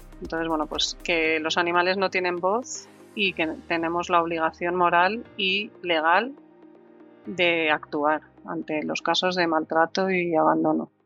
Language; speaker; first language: Spanish; native; Spanish